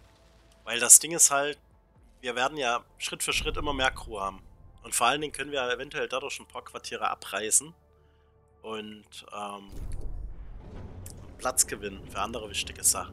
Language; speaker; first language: German; native; German